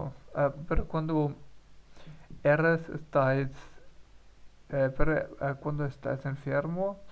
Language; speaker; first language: Spanish; non-native, learner; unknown